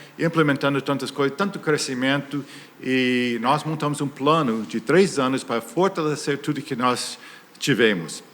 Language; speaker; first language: Portuguese; non-native, fluent; English